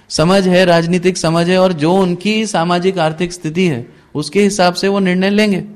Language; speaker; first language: Hindi; native; Hindi